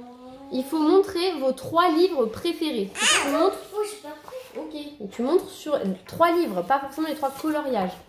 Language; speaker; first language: French; native; French